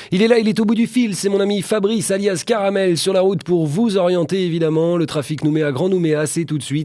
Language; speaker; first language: French; native; French